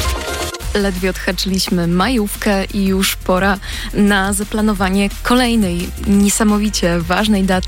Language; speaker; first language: Polish; native; Polish